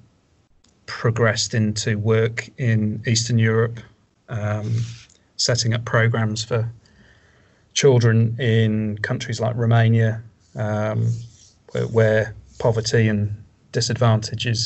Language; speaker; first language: English; native; English